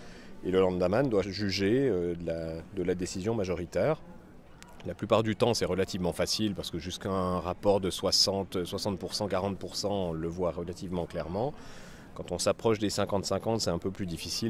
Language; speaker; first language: French; native; French